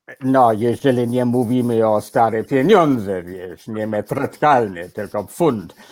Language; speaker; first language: Polish; non-native, fluent; English